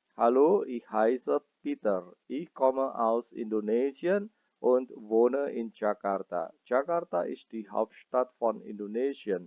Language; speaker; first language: German; non-native, fluent; Indonesian